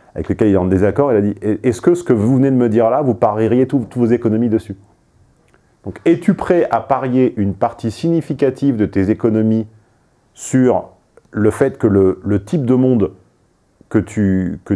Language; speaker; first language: French; native; French